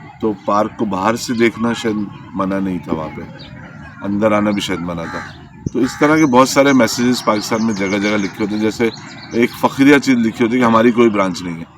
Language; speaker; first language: Urdu; native; Urdu